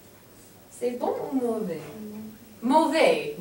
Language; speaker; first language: French; non-native, fluent; English